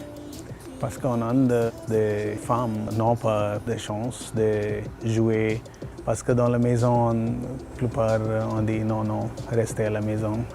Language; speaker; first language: French; non-native, learner; Tamil